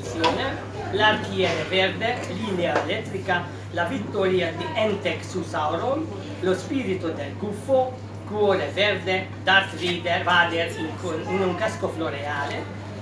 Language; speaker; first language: Italian; non-native, fluent; Hungarian